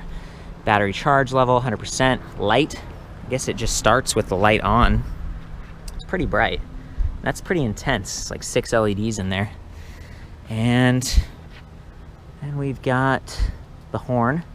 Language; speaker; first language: English; native; English